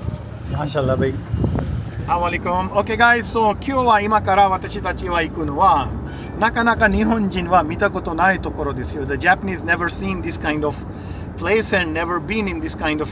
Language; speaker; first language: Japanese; non-native, fluent; Urdu